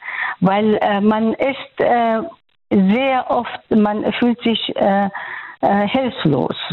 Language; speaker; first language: German; non-native, fluent; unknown